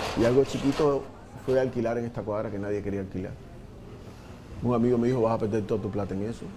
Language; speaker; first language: Spanish; native; Spanish